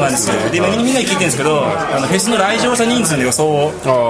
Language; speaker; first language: Japanese; native; Japanese